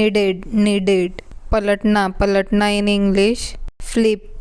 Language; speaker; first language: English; non-native, local second language; Hindi